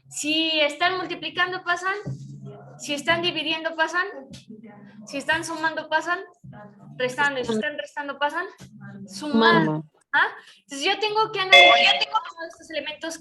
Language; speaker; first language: Spanish; native; Spanish